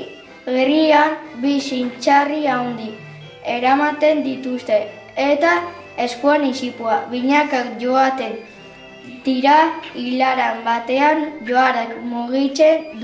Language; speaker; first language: Basque; non-native, local second language; Spanish